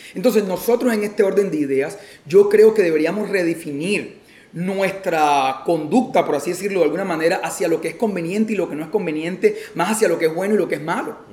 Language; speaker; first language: Spanish; native; Spanish